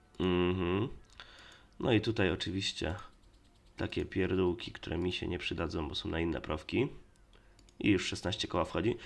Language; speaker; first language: Polish; native; Polish